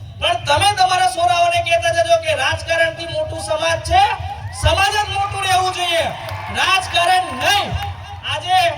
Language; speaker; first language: Gujarati; non-native, local second language; Rathawi